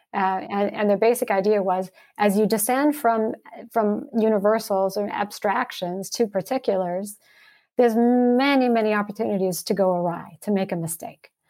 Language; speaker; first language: English; early bilingual, heritage; English